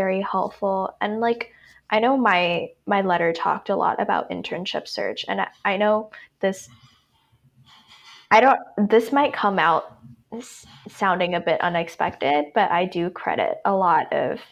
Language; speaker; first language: English; non-native, local second language; Cantonese